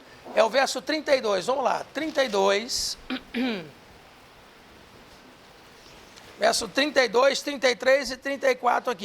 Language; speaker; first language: Portuguese; native; Portuguese